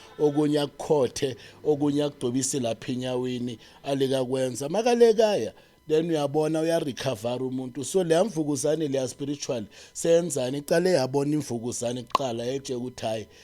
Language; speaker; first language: Zulu; native; Zulu